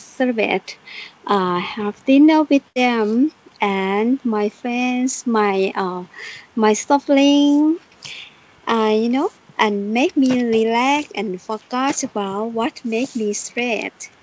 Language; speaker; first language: English; non-native, learner; Thai